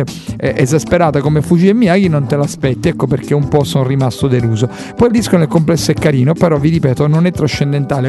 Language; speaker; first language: Italian; native; Italian